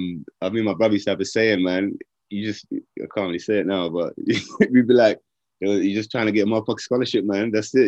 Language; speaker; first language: English; native; English